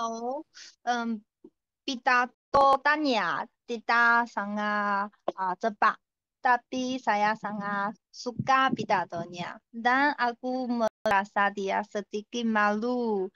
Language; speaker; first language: Indonesian; non-native, learner; Chinese